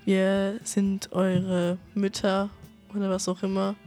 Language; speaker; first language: German; native; German